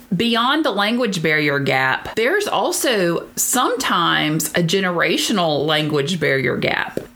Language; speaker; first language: English; native; English